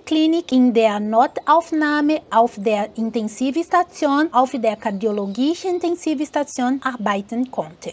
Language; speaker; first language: German; non-native, learner; Portuguese